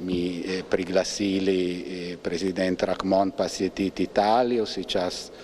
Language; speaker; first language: Russian; non-native, fluent; Italian